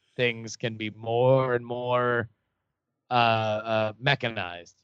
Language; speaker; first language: English; native; English